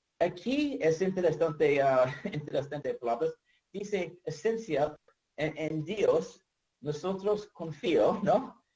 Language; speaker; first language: Spanish; non-native, learner; English